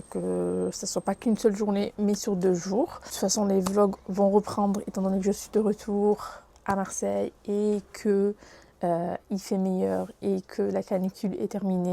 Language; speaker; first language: French; native; French